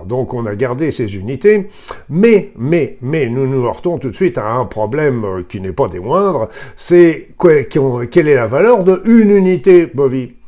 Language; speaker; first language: French; native; French